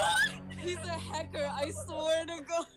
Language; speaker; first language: English; non-native, learner; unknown